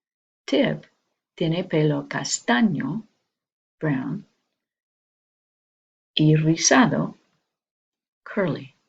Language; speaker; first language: Spanish; non-native, fluent; English